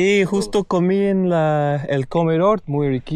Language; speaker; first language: Spanish; non-native, learner; English